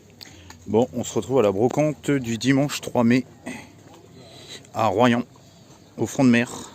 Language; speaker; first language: French; native; French